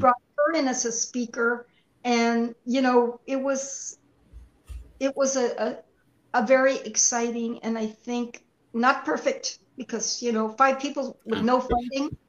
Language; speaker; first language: English; early bilingual, other home language; Spanish